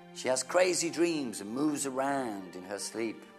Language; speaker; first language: English; native; English